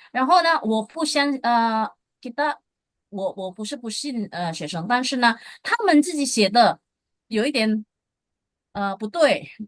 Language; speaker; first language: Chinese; non-native, fluent; Indonesian